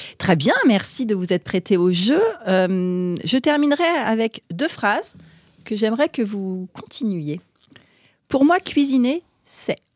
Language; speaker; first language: French; native; French